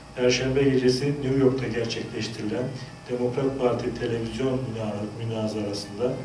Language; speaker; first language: Turkish; native; Turkish